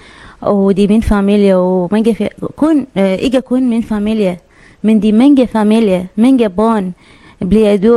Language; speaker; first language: Danish; non-native, learner; Arabic